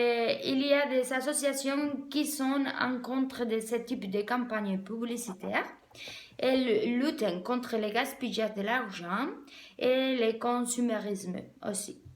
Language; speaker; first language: French; non-native, learner; Spanish